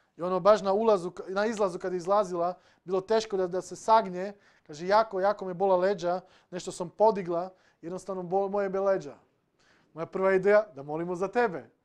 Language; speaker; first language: Serbian; non-native, local second language; Slovak